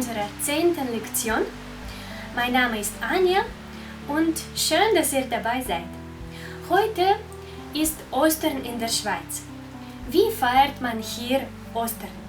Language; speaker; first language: German; non-native, fluent; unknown